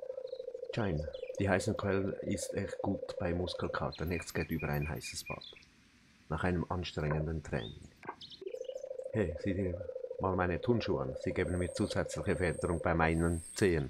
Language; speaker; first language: German; native; German